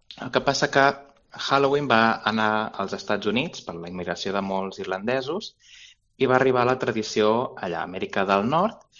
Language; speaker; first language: Catalan; native; Catalan